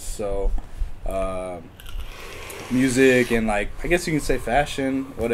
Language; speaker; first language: English; native; English